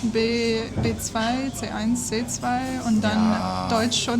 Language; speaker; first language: German; non-native, fluent; English